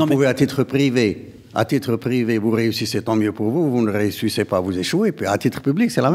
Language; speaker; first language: French; non-native, local second language; Arabic